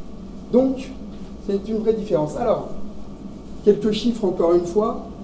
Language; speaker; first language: French; native; French